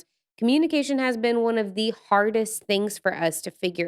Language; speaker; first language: English; native; English